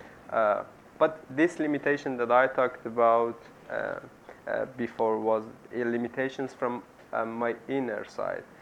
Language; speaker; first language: English; non-native, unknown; Persian